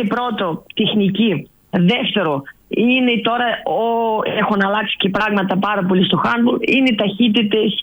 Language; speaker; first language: Greek; non-native, learner; Russian